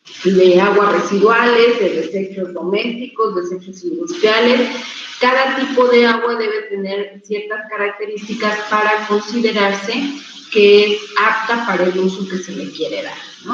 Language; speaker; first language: Spanish; native; Spanish